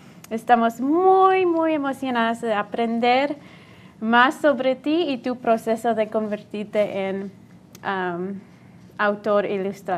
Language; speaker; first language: Spanish; non-native, learner; English